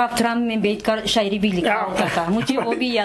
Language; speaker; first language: Hindi; non-native, fluent; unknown